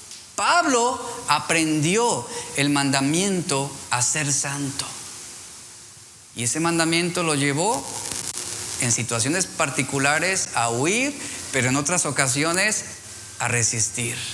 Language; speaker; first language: Spanish; native; Spanish